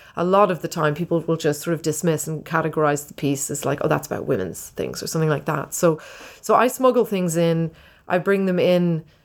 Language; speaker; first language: English; native; English